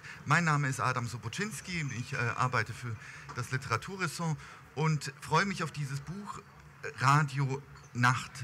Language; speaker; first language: German; native; German